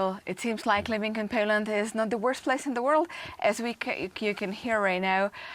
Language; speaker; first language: English; non-native, fluent; Polish